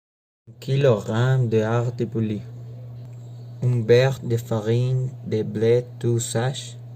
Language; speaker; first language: French; non-native, learner; Spanish